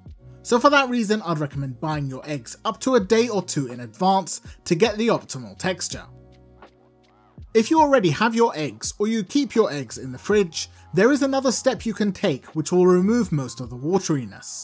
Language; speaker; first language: English; native; English